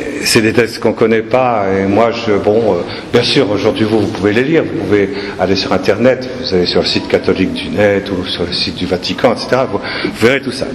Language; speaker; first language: French; native; French